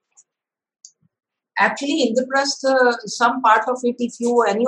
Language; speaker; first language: English; non-native, local second language; Hindi